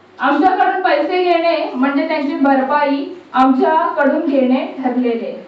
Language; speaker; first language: Marathi; non-native, local second language; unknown